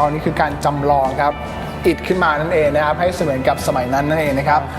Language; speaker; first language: Thai; native; Thai